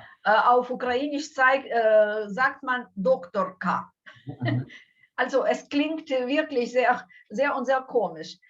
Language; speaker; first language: German; non-native, fluent; Ukrainian